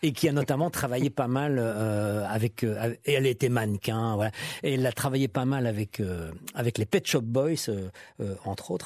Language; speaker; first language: French; native; French